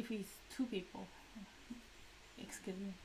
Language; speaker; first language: English; non-native, learner; Japanese